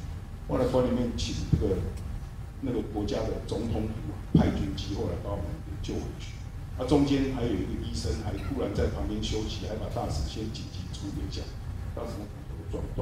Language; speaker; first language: Chinese; native; Chinese